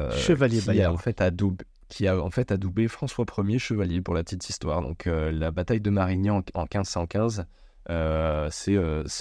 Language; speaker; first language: French; native; French